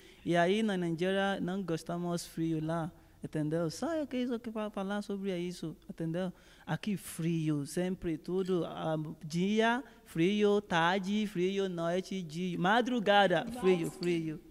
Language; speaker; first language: Portuguese; non-native, learner; Yoruba